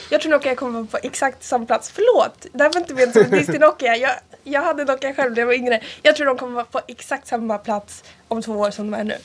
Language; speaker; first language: Swedish; early bilingual, other home language; Italian